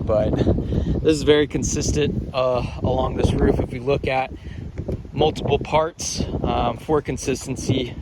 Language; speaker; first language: English; native; English